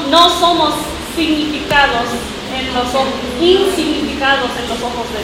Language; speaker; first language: Spanish; non-native, learner; English